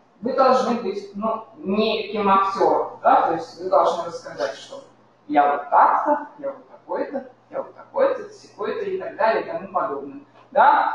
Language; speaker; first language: Russian; native; Russian